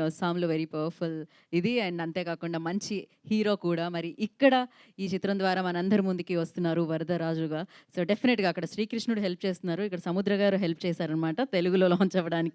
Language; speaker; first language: Telugu; native; Telugu